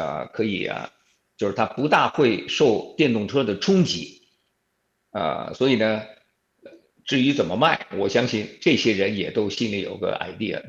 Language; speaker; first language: Chinese; native; Chinese